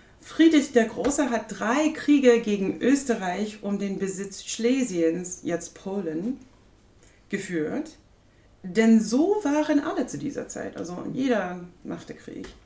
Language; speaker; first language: German; non-native, fluent; English